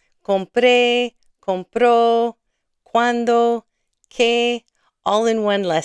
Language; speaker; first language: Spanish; non-native, fluent; English